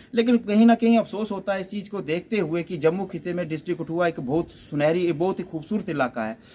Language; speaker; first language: Hindi; native; Hindi